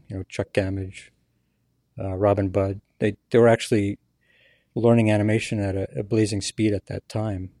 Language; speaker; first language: English; native; English